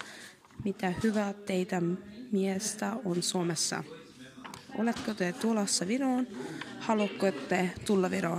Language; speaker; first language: Finnish; non-native, learner; Estonian